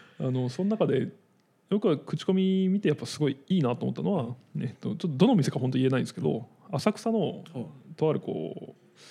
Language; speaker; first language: Japanese; native; Japanese